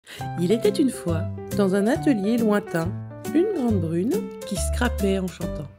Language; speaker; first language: French; native; French